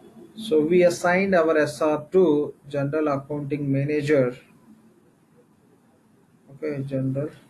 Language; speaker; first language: English; non-native, local second language; Telugu